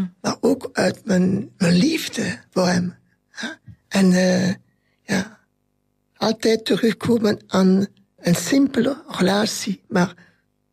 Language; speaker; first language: Dutch; non-native, local second language; French